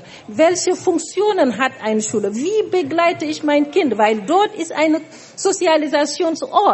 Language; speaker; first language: German; non-native, fluent; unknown